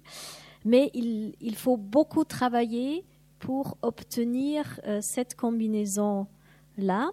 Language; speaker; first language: French; non-native, fluent; German